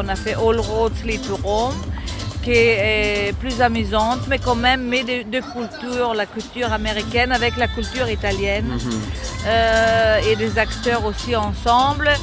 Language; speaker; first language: French; non-native, fluent; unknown